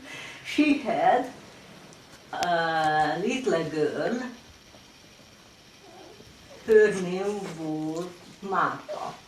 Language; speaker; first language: English; non-native, learner; Hungarian